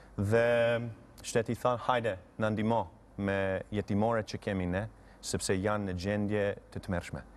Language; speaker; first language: Albanian; non-native, fluent; English